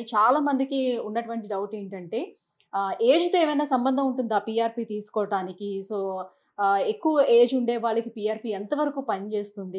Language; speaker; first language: Telugu; native; Telugu